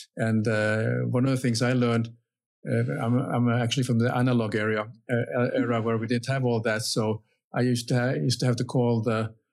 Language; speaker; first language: English; non-native, fluent; Finnish